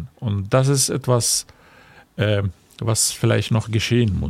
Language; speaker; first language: German; non-native, fluent; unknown